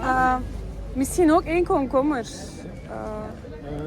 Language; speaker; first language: Dutch; non-native, fluent; Turkish